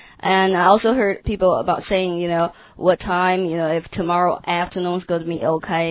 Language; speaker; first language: English; non-native, fluent; Chinese